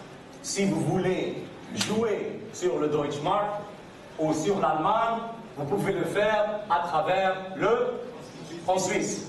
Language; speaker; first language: French; non-native, fluent; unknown